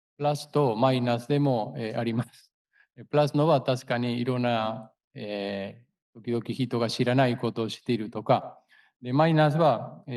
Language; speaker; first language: Japanese; non-native, fluent; Spanish